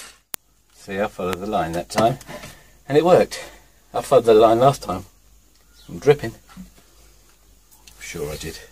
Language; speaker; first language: English; native; English